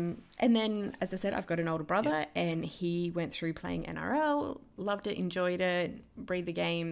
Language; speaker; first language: English; native; English